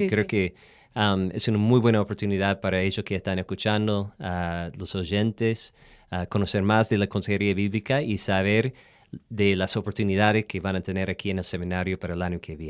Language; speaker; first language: Spanish; non-native, fluent; English